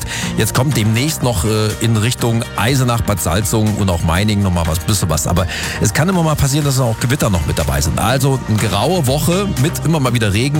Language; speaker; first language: German; native; German